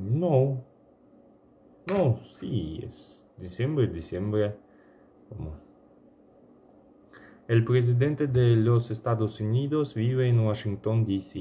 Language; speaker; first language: Spanish; non-native, learner; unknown